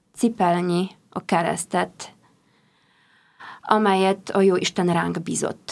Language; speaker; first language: Hungarian; non-native, fluent; Polish